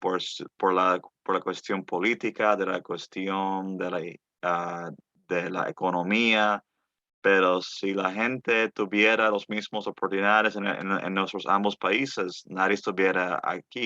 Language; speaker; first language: Spanish; early bilingual, heritage; Spanish